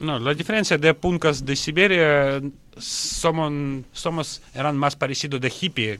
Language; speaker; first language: Spanish; non-native, learner; Russian